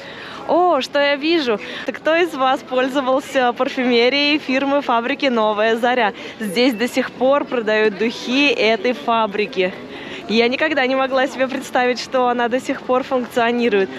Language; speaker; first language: Russian; native; Russian